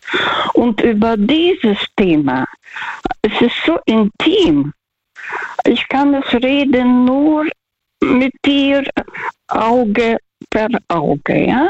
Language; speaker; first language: German; non-native, fluent; Russian